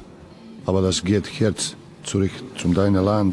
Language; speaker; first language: German; non-native, learner; Serbian